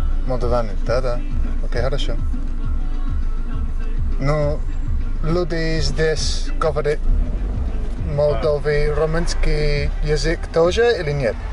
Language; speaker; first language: Russian; non-native, learner; English